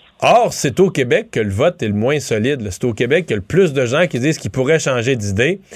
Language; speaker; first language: French; native; French